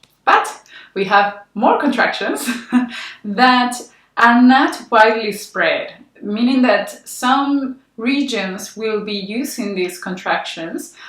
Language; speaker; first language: English; non-native, fluent; Spanish